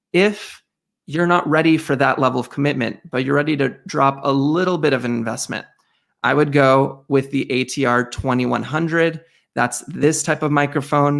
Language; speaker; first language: English; native; English